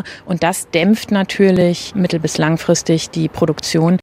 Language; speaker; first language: German; native; German